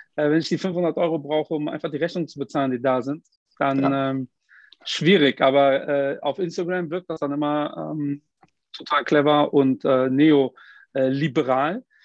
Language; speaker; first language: German; early bilingual, other home language; Portuguese